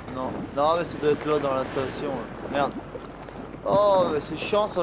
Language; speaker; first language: French; native; French